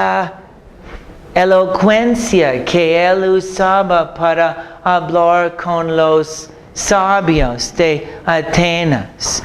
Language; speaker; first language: Spanish; non-native, fluent; English